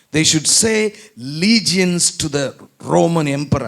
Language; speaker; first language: English; non-native, local second language; Tamil